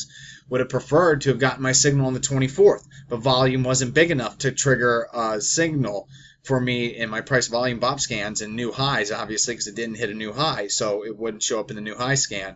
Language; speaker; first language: English; native; English